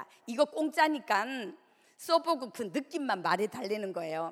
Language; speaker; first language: Korean; native; Korean